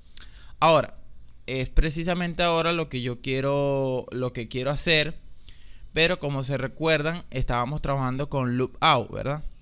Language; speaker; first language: Spanish; native; Spanish